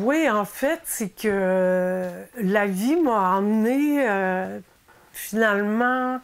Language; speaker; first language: French; native; French